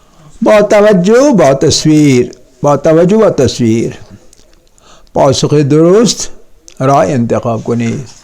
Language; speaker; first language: Persian; non-native, fluent; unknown